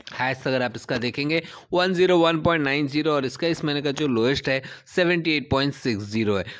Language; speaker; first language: Hindi; native; Hindi